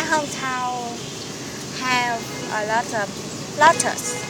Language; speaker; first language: English; non-native, learner; Vietnamese